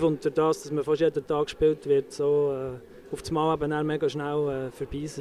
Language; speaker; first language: German; native; German